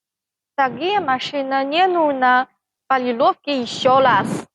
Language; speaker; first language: Russian; non-native, learner; Chinese